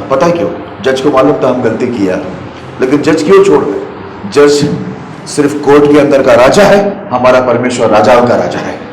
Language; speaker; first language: Hindi; non-native, local second language; Marathi